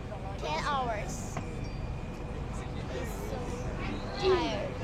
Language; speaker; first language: English; non-native, learner; Chinese